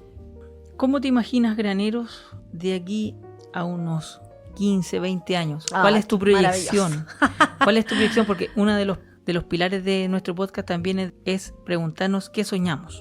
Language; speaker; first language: Spanish; native; Spanish